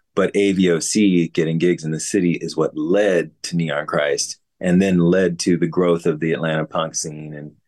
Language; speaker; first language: English; native; English